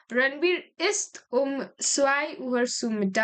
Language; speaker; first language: German; non-native, learner; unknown